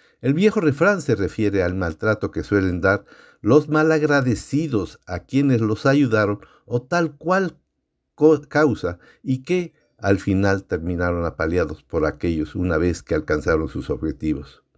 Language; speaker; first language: Spanish; native; Spanish